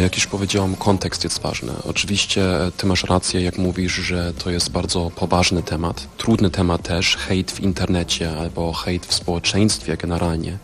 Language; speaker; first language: Polish; non-native, fluent; German